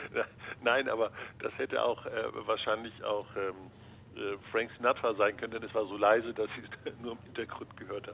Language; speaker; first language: German; native; German